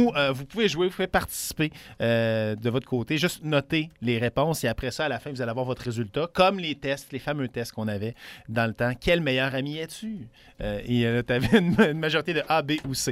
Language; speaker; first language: French; native; French